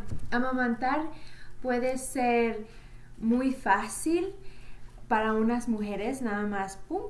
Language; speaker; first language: Spanish; early bilingual, heritage; Spanish